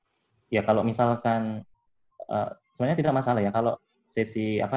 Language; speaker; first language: Indonesian; native; Indonesian